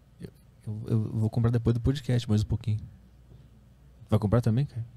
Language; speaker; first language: Portuguese; native; Portuguese